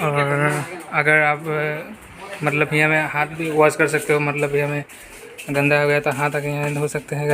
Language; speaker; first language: Hindi; non-native, local second language; Assamese